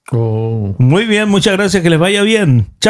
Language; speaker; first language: Spanish; native; Spanish